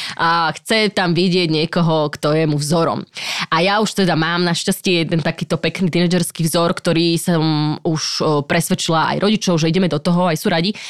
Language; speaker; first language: Slovak; native; Slovak